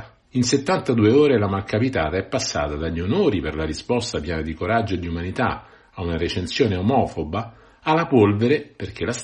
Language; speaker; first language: Italian; native; Italian